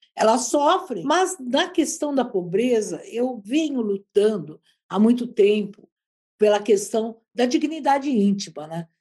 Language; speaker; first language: Portuguese; native; Portuguese